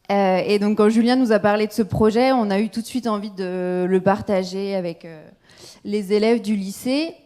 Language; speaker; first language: French; native; French